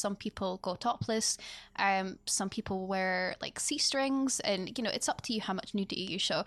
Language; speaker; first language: English; native; English